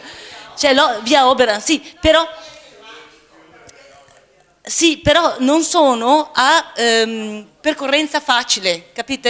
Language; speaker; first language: Italian; native; Italian